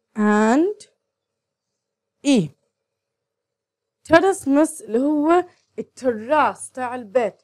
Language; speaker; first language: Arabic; native; Arabic